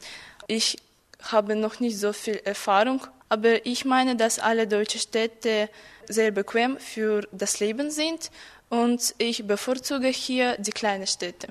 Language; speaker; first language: German; non-native, fluent; Russian